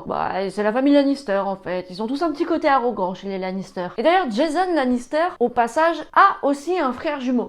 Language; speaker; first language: French; native; French